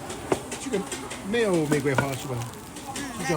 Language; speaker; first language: Chinese; non-native, learner; English